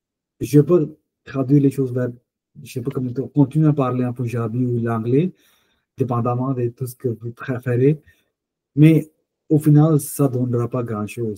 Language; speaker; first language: French; non-native, fluent; Punjabi